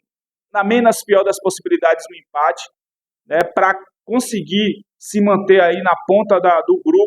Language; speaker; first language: Portuguese; native; Portuguese